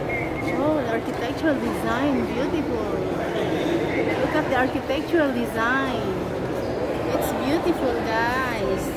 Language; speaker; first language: English; non-native, local second language; Filipino